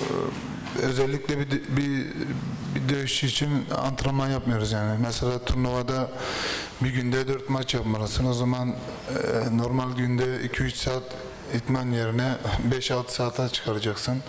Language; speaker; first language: Turkish; early bilingual, heritage; Turkish